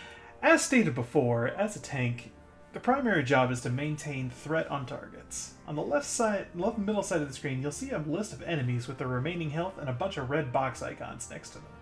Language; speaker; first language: English; native; English